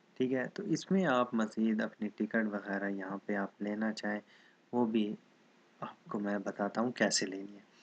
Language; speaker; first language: Urdu; non-native, local second language; Saraiki